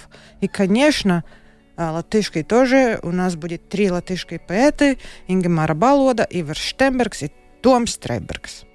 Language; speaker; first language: Russian; non-native, local second language; Latvian